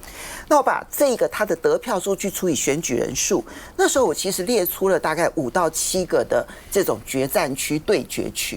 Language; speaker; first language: Chinese; native; Chinese